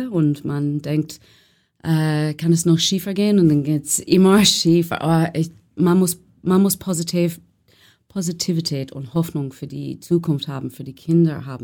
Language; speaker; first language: German; non-native, learner; English